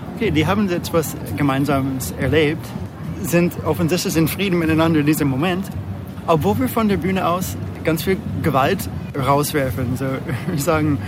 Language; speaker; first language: German; non-native, fluent; English